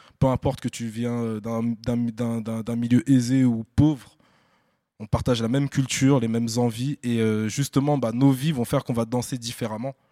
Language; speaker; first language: French; native; French